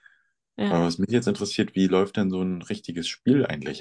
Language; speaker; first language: German; native; German